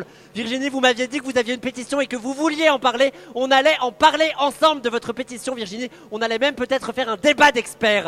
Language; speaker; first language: French; native; French